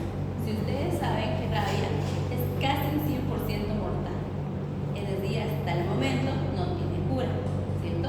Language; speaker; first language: Spanish; native; Spanish